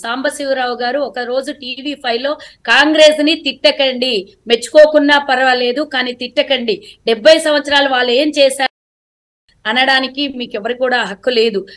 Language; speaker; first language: Telugu; native; Telugu